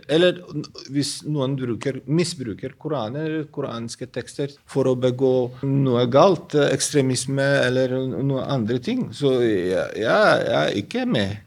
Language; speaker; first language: Norwegian; non-native, fluent; Bosnian